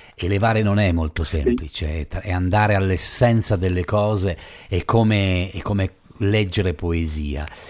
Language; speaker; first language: Italian; native; Italian